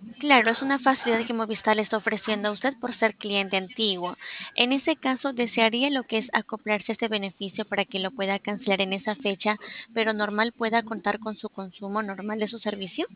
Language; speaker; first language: Spanish; native; Spanish